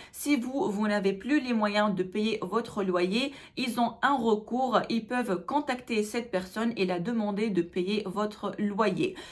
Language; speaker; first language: French; non-native, local second language; Arabic